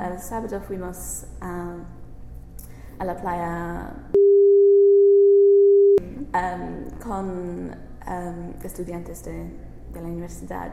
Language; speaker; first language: Spanish; non-native, learner; English